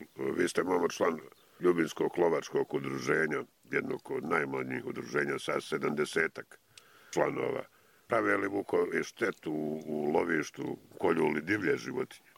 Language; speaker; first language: Croatian; native; Croatian